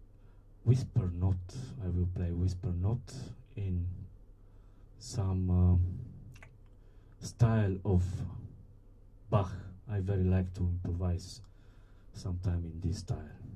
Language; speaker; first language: English; non-native, learner; Bulgarian